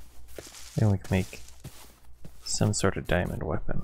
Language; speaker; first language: English; native; English